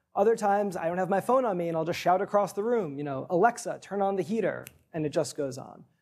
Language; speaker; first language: English; native; English